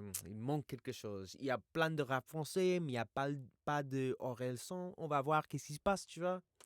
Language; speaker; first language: French; non-native, fluent; English